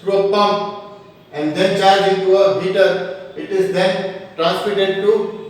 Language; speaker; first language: English; non-native, local second language; Gujarati